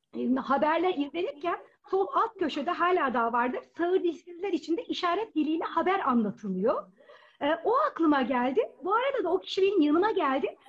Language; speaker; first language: Turkish; native; Turkish